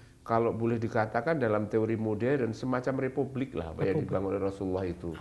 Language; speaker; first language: Indonesian; native; Indonesian